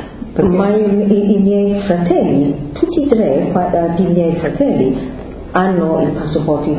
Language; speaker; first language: Italian; early bilingual, heritage; Italian